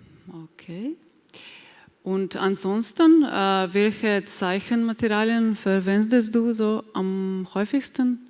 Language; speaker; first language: German; non-native, fluent; Slovenian